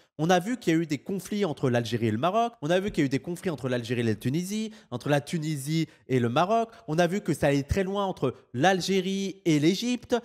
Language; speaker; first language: French; native; French